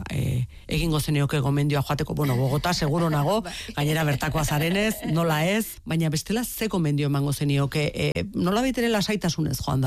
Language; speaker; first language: Basque; native; Basque